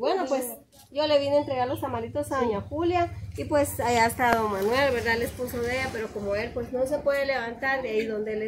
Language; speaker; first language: Spanish; native; Spanish